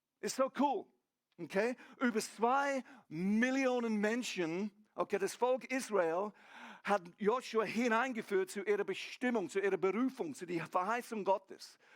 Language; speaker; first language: German; non-native, fluent; English